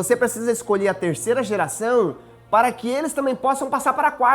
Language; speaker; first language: Portuguese; native; Portuguese